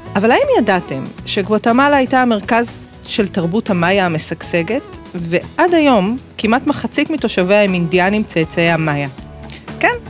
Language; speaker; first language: Hebrew; native; Hebrew